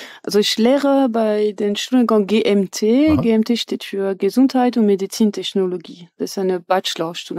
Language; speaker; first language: German; non-native, fluent; French